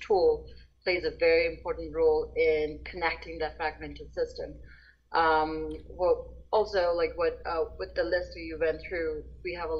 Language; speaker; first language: English; non-native, local second language; Nepali